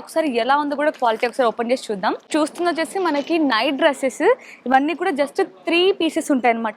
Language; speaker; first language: Telugu; native; Telugu